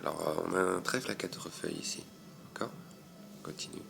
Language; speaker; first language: French; native; French